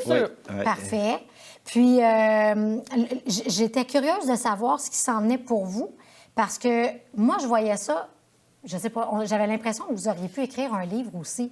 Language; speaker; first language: French; native; French